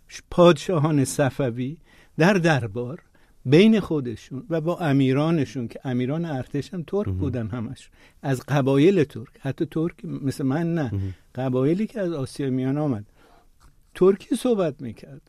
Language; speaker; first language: Persian; non-native, local second language; Azerbaijani